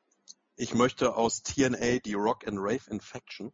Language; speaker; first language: German; native; German